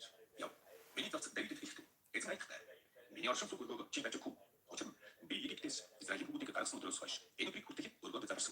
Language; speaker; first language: Mongolian; native; Mongolian